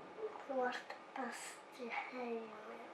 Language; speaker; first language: Icelandic; non-native, local second language; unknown